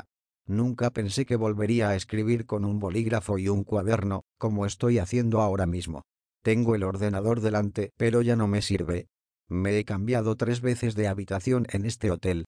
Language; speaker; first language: Spanish; native; Spanish